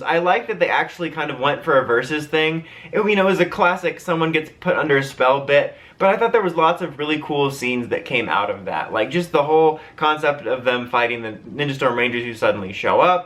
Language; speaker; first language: English; native; English